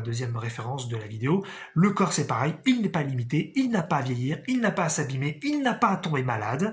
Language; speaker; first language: French; native; French